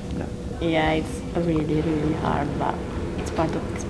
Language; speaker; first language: English; non-native, fluent; Italian